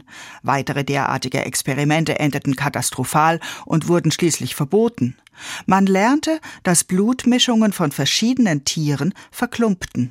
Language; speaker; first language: German; native; German